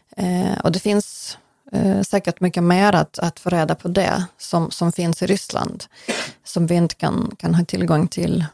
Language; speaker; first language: Swedish; non-native, fluent; Ukrainian